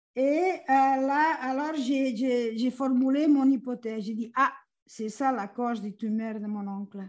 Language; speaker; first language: French; non-native, fluent; Spanish